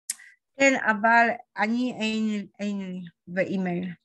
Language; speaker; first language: Hebrew; non-native, learner; Polish